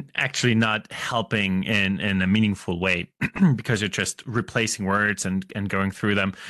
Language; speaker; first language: English; non-native, fluent; German